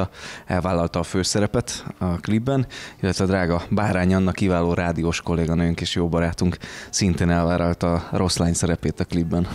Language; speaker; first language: Hungarian; native; Hungarian